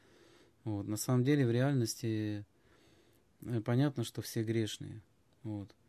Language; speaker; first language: Russian; native; Russian